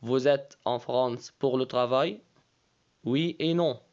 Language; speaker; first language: French; non-native, fluent; Arabic